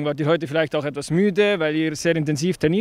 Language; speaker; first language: German; native; German